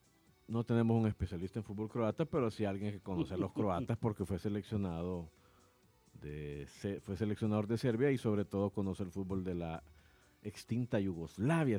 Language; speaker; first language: Spanish; native; Spanish